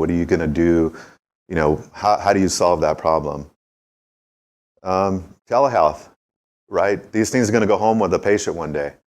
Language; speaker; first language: English; native; English